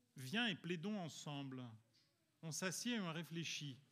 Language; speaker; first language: French; early bilingual, other home language; Italian